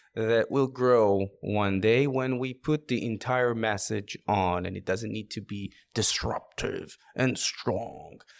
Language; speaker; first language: English; non-native, fluent; Hebrew